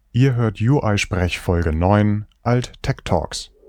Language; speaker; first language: German; native; German